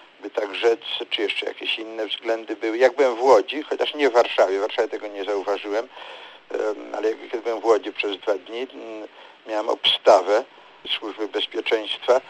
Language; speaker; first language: Polish; native; Polish